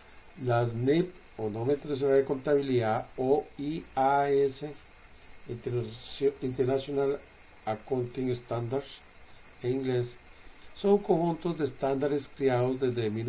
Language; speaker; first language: Spanish; native; Spanish